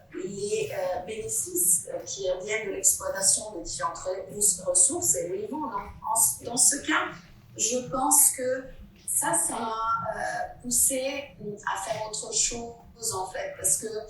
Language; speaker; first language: French; non-native, fluent; Italian